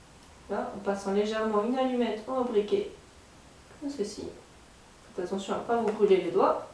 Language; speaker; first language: French; native; French